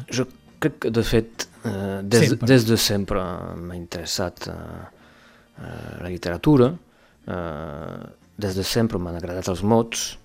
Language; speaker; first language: Catalan; non-native, local second language; French